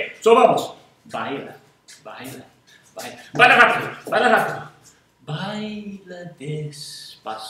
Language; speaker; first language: Spanish; non-native, fluent; English